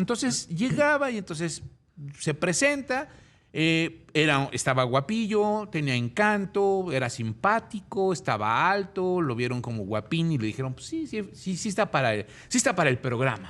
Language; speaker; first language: Spanish; native; Spanish